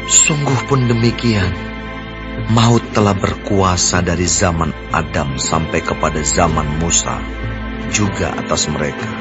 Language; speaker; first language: Indonesian; native; Indonesian